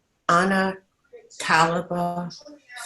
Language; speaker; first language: Arabic; non-native, learner; English